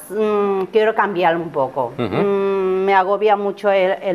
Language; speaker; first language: Spanish; non-native, learner; Chinese